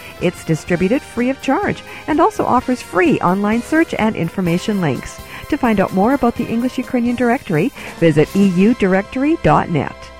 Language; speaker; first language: English; early bilingual, other home language; Ukrainian